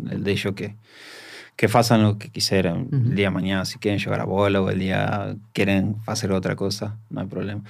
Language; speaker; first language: Portuguese; non-native, learner; Spanish